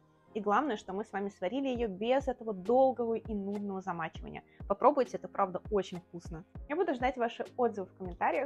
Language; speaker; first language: Russian; native; Russian